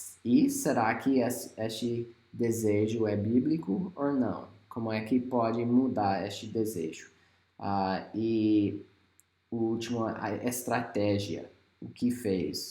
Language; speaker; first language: Portuguese; non-native, fluent; English